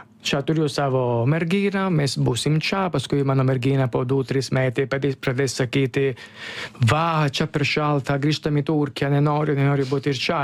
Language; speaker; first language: Lithuanian; non-native, fluent; Italian